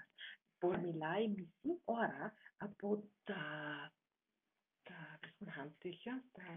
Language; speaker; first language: Greek; non-native, learner; German